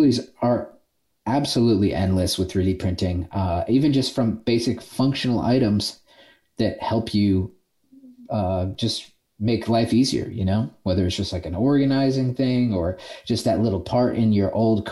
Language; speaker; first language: English; native; English